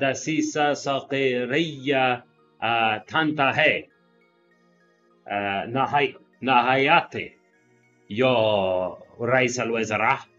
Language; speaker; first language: Arabic; non-native, learner; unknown